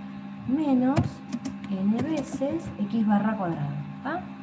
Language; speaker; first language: Spanish; native; Spanish